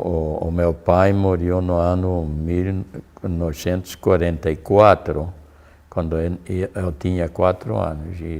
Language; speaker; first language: Portuguese; non-native, fluent; German